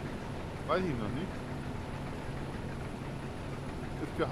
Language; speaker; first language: German; native; German